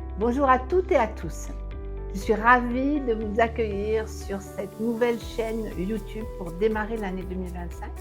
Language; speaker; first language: French; native; French